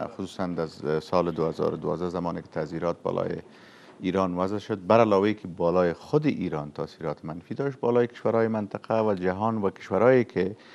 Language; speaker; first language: Persian; native; Persian